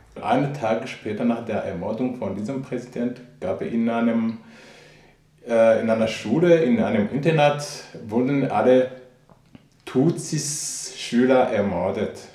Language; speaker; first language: German; non-native, fluent; Rundi